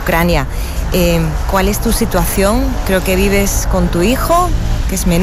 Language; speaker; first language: Spanish; native; Spanish